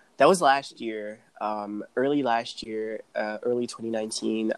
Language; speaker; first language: English; non-native, fluent; Rundi